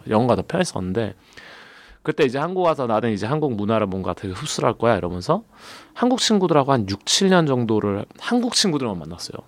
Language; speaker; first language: Korean; early bilingual, heritage; Korean